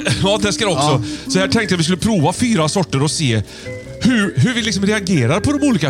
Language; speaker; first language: Swedish; native; Swedish